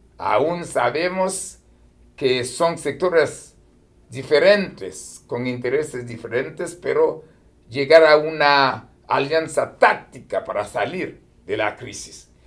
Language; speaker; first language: Spanish; non-native, fluent; Haitian Creole